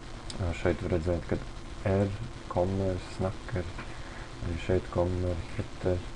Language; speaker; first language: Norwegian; non-native, fluent; Latvian